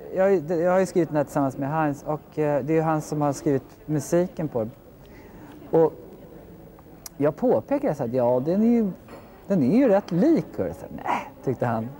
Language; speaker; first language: Swedish; native; Swedish